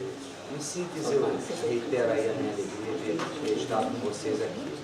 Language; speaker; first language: Portuguese; native; Portuguese